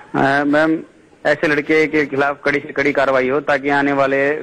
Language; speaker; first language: Hindi; native; Hindi